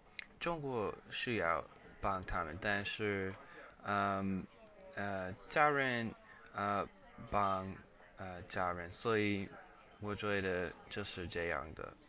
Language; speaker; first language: Chinese; non-native, learner; English